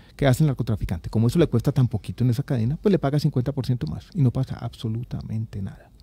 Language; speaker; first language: Spanish; native; Spanish